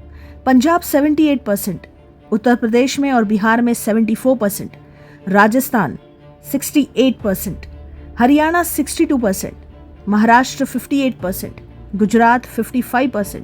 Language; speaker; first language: Hindi; native; Hindi